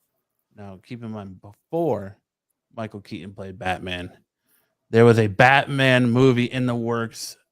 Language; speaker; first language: English; native; English